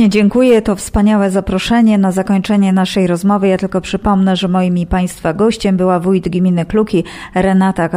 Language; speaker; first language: Polish; native; Polish